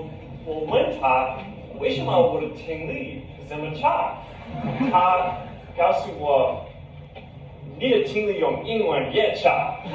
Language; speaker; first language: Chinese; non-native, learner; English